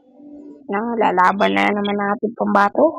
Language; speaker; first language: Filipino; native; Filipino